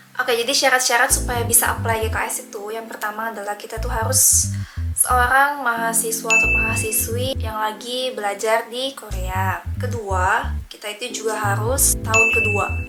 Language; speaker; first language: Indonesian; native; Indonesian